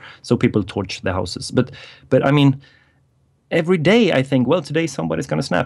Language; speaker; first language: English; non-native, fluent; Swedish